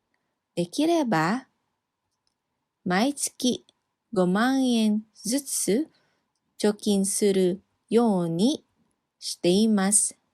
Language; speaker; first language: Japanese; non-native, fluent; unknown